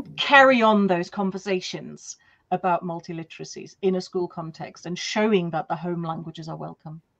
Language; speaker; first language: English; non-native, fluent; German